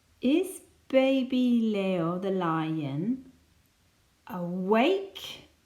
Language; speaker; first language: English; non-native, fluent; Spanish